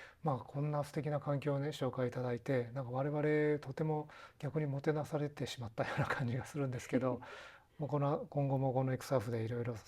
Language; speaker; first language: Japanese; native; Japanese